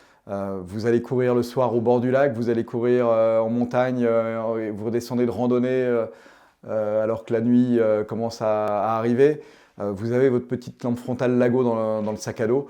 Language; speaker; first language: French; native; French